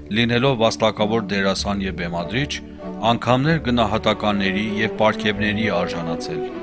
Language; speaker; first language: Armenian; early bilingual, heritage; Armenian